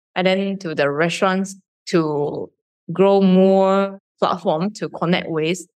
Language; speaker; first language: English; non-native, fluent; Japanese